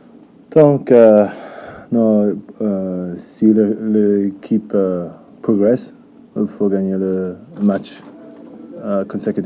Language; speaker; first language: French; non-native, learner; English